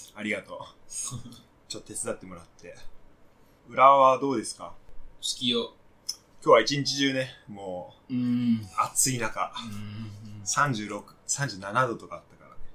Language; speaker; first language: Japanese; non-native, fluent; French